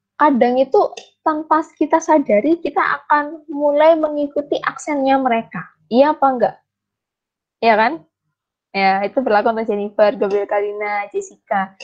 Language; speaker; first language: Indonesian; native; Indonesian